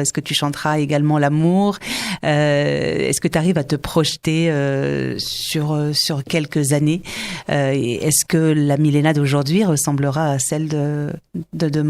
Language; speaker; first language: French; native; French